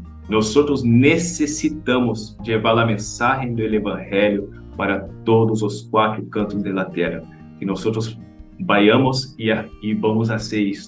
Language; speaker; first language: Spanish; non-native, learner; Portuguese